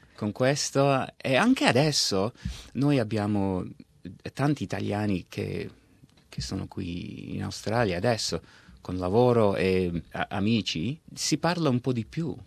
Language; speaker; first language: Italian; early bilingual, heritage; Italian